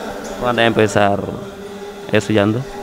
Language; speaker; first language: Spanish; non-native, learner; Wolof